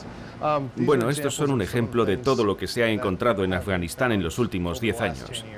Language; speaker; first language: Spanish; native; Spanish